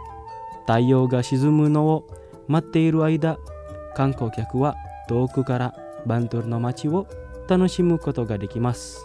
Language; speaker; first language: Japanese; non-native, fluent; Indonesian